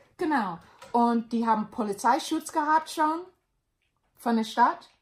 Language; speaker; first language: German; non-native, learner; English